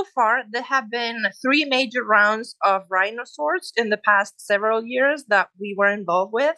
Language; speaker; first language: English; non-native, fluent; Spanish